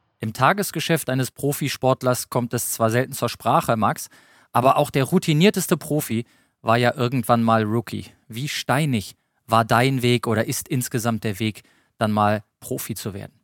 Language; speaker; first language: German; native; German